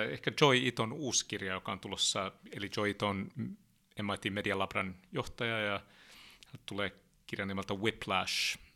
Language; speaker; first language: Finnish; early bilingual, heritage; Finnish